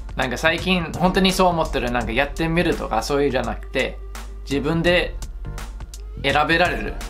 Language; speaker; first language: Japanese; non-native, fluent; English